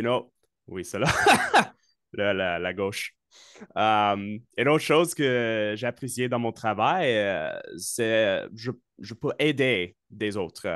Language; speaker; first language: French; non-native, local second language; English